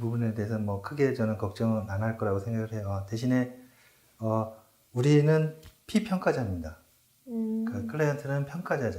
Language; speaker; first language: Korean; native; Korean